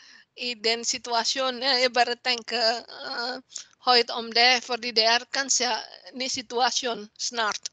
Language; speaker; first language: Norwegian; non-native, learner; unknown